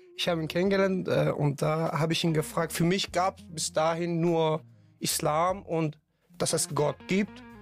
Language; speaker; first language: German; non-native, fluent; Persian